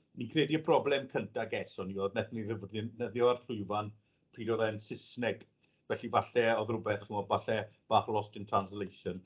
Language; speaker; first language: Welsh; native; Welsh